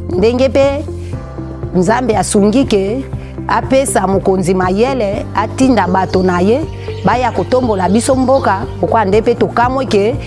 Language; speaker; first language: Lingala; native; Lingala